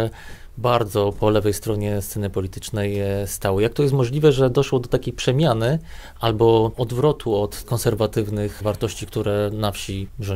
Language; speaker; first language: Polish; native; Polish